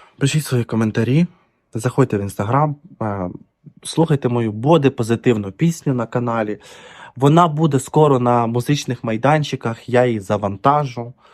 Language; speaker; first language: Ukrainian; non-native, local second language; Russian